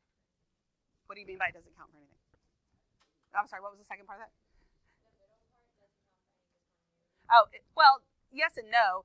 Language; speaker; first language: English; native; English